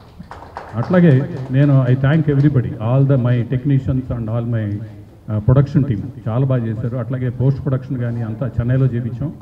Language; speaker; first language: Telugu; native; Telugu